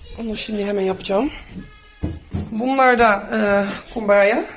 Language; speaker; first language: Turkish; early bilingual, heritage; Turkish